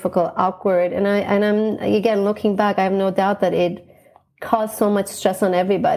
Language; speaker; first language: English; non-native, fluent; Turkish